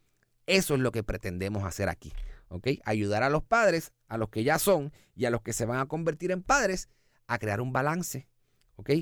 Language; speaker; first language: Spanish; native; Spanish